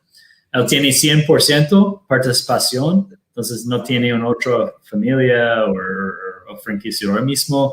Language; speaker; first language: Spanish; non-native, fluent; Portuguese